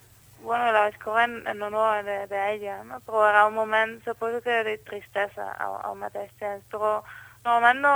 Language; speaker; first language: Catalan; non-native, fluent; Dutch